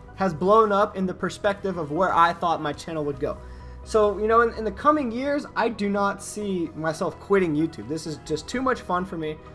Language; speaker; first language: English; native; English